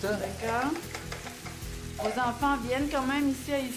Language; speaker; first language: French; native; French